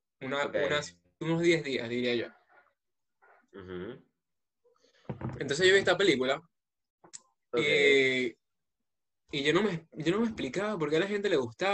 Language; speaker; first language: Spanish; native; Spanish